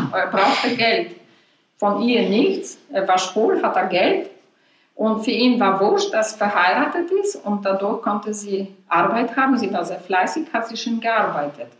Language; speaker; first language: German; non-native, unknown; Polish